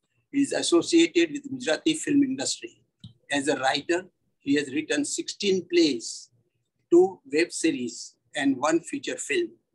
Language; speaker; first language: English; non-native, local second language; Gujarati